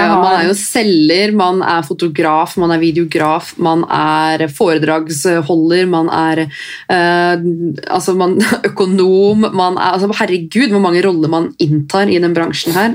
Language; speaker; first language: Norwegian; native; Norwegian